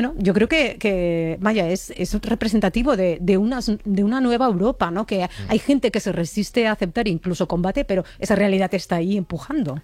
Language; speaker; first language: Spanish; native; Spanish